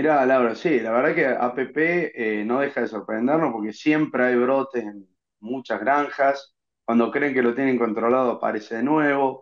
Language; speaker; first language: Spanish; native; Spanish